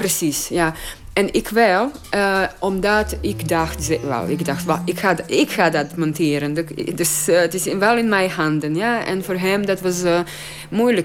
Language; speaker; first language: Dutch; non-native, learner; Croatian